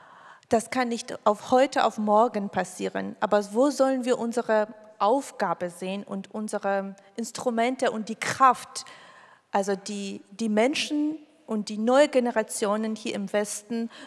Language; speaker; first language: German; non-native, fluent; Georgian